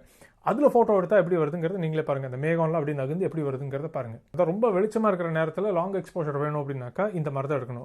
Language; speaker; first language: Tamil; native; Tamil